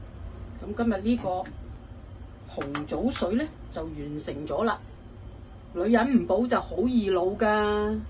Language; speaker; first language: Cantonese; native; Cantonese